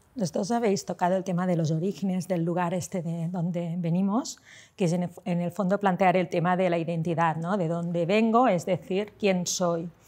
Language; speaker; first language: Spanish; non-native, local second language; Catalan